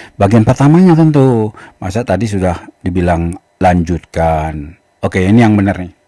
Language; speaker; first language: Indonesian; native; Indonesian